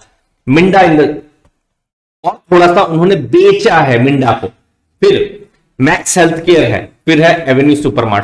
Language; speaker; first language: Hindi; native; Hindi